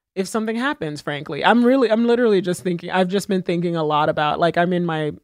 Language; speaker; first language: English; early bilingual, other home language; Haitian Creole